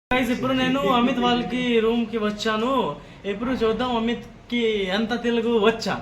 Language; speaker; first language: Telugu; non-native, learner; Hindi